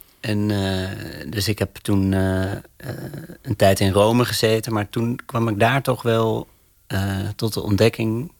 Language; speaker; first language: Dutch; native; Dutch